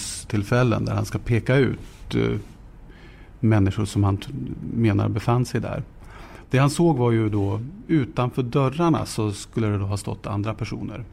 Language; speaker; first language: Swedish; native; Swedish